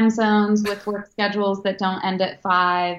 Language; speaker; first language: English; native; English